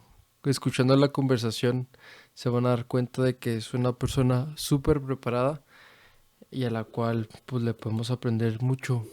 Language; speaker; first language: Spanish; native; Spanish